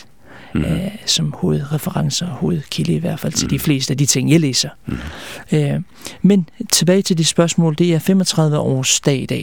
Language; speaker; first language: Danish; early bilingual, other home language; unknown